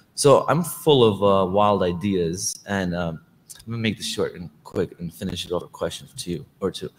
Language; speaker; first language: English; non-native, fluent; Russian